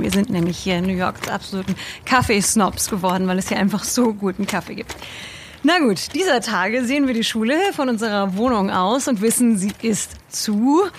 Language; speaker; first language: German; native; German